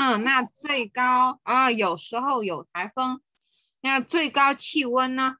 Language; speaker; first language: Chinese; non-native, fluent; Vietnamese